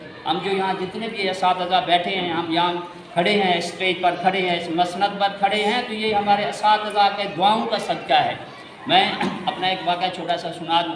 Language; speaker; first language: Urdu; native; Urdu